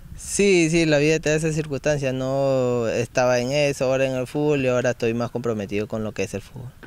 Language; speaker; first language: Spanish; native; Spanish